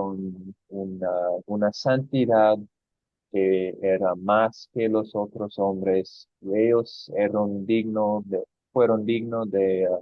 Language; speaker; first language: Spanish; non-native, fluent; English